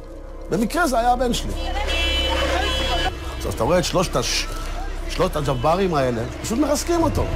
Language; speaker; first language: Hebrew; native; Hebrew